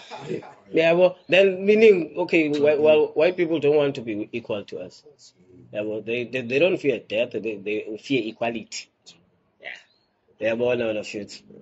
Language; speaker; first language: English; non-native, local second language; Xhosa